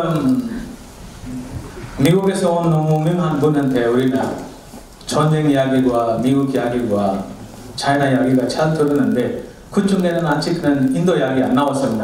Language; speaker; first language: Korean; non-native, learner; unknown